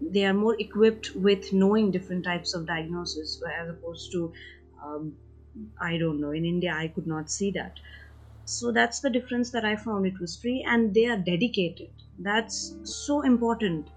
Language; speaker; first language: English; non-native, local second language; Hindi